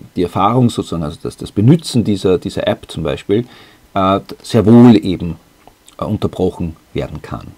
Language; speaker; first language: German; native; German